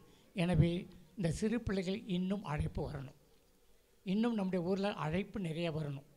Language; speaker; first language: Tamil; native; Tamil